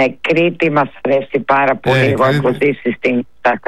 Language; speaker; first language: Greek; early bilingual, heritage; Greek